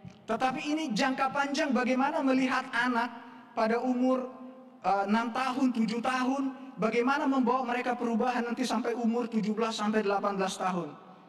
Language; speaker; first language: Indonesian; non-native, local second language; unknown